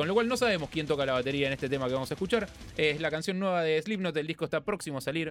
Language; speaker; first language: Spanish; native; Spanish